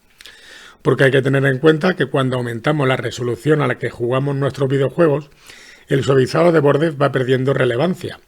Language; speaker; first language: Spanish; native; Spanish